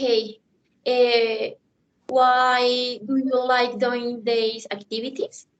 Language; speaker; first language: English; non-native, learner; Spanish